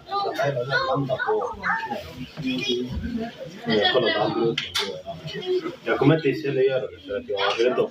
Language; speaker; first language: Swedish; non-native, local second language; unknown